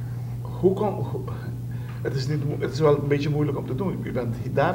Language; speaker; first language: Dutch; non-native, local second language; Papiamento